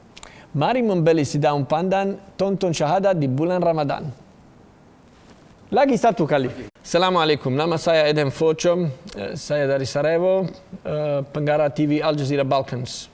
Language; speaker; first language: Indonesian; non-native, learner; Bosnian